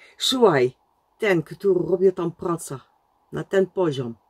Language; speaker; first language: Polish; non-native, learner; Dutch